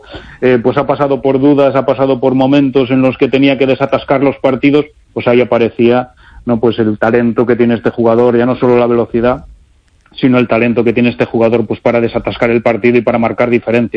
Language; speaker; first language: Spanish; native; Spanish